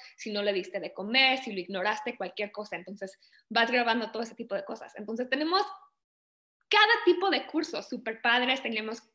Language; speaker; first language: Spanish; early bilingual, other home language; English